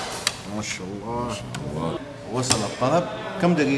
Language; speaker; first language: Arabic; native; Arabic